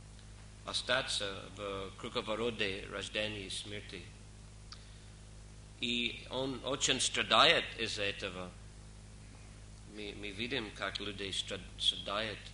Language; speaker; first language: Russian; non-native, fluent; English